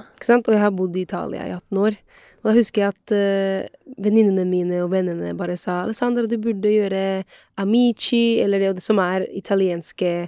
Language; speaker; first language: Norwegian; non-native, fluent; Italian